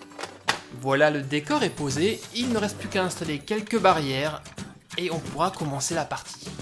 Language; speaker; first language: French; native; French